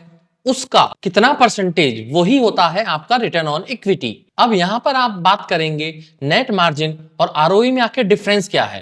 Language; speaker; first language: Hindi; native; Hindi